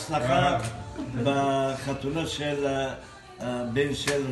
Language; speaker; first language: Hebrew; non-native, fluent; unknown